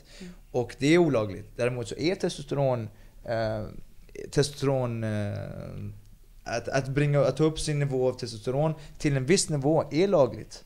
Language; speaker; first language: Swedish; native; Swedish